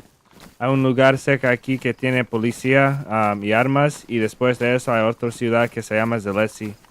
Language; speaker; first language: Spanish; non-native, learner; English